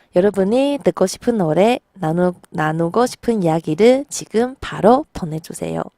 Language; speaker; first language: Korean; non-native, fluent; Chinese